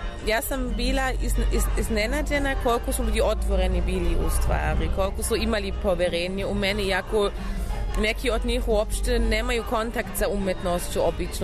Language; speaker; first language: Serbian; non-native, learner; German